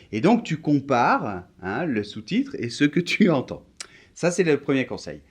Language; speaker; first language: French; native; French